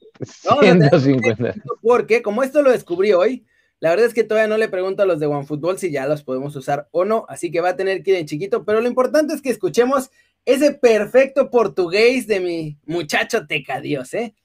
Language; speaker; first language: Spanish; native; Spanish